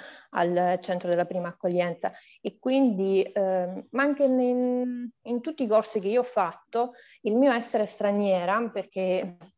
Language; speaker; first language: Italian; non-native, fluent; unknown